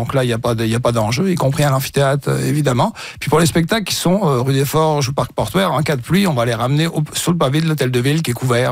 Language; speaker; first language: French; native; French